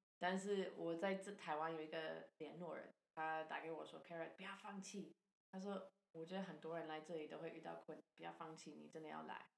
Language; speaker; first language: Chinese; non-native, fluent; English